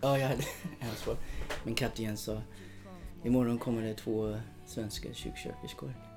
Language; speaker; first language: Swedish; non-native, fluent; English